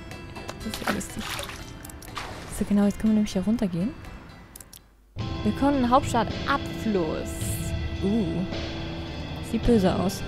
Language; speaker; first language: German; native; German